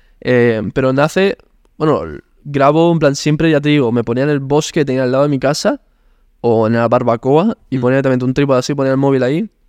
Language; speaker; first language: Spanish; early bilingual, other home language; Italian